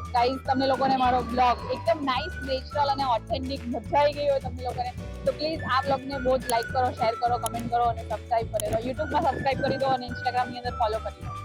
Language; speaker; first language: Gujarati; native; Gujarati